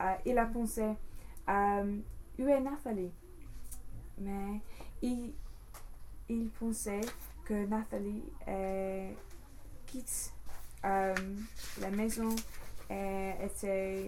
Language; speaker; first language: French; non-native, learner; English